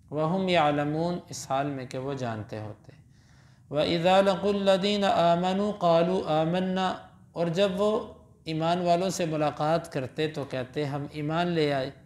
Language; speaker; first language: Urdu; non-native, local second language; Punjabi